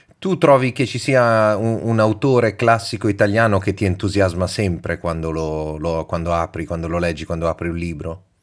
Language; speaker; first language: Italian; native; Italian